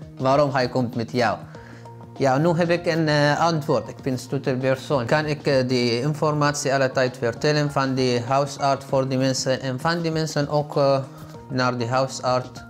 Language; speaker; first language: Dutch; non-native, learner; Arabic